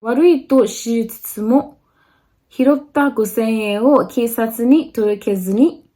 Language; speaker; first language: Japanese; non-native, learner; English